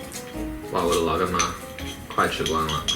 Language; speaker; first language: Chinese; non-native, fluent; English